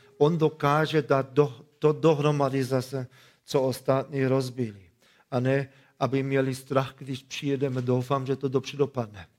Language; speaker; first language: Czech; non-native, fluent; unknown